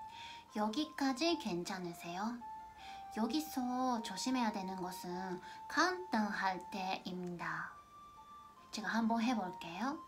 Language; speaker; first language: Korean; non-native, fluent; Japanese